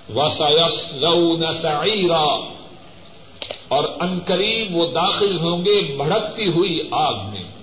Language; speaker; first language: Urdu; non-native, local second language; Punjabi